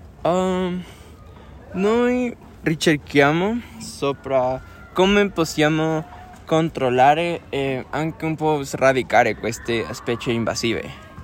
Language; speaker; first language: Italian; non-native, learner; Spanish